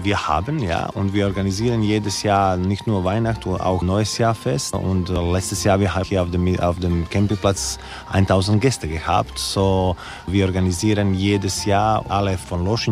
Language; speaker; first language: German; non-native, learner; Croatian